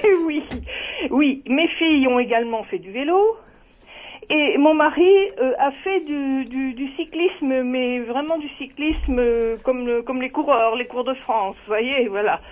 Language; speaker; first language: French; native; French